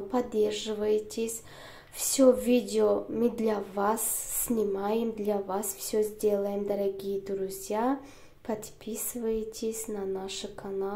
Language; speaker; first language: Russian; non-native, learner; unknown